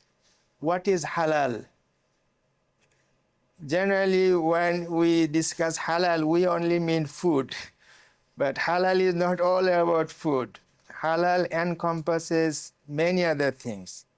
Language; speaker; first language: English; non-native, local second language; Bangla